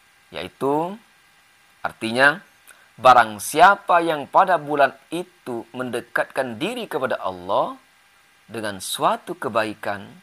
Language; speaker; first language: Indonesian; native; Indonesian